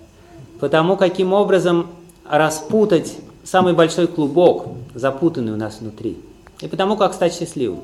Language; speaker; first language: Russian; native; Russian